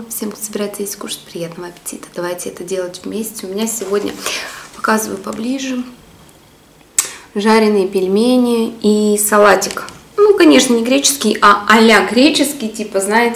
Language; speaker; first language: Russian; native; Russian